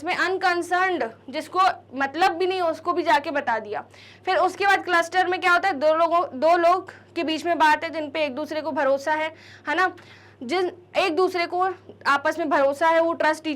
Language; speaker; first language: Hindi; native; Hindi